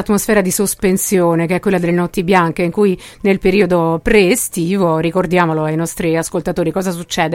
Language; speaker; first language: Italian; native; Italian